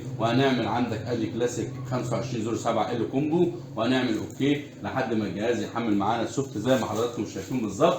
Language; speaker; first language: Arabic; native; Arabic